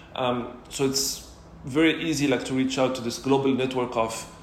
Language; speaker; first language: English; non-native, fluent; Arabic